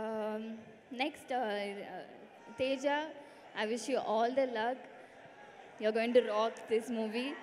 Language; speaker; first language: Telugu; non-native, learner; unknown